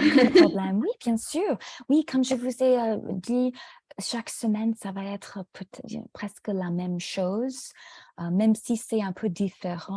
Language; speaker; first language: French; non-native, fluent; English